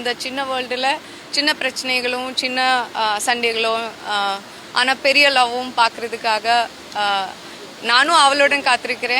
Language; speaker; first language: Tamil; non-native, fluent; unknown